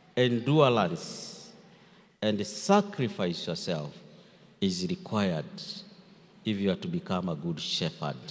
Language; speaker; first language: English; non-native, local second language; Swahili